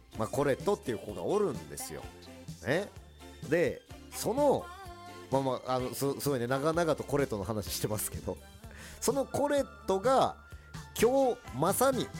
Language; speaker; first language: Japanese; early bilingual, other home language; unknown